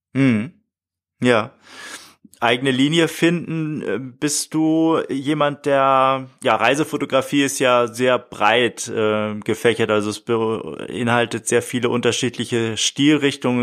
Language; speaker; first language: German; native; German